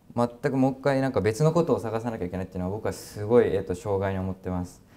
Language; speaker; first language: Japanese; native; Japanese